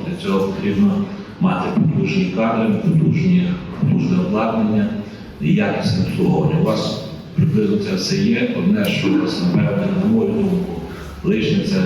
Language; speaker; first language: Ukrainian; native; Ukrainian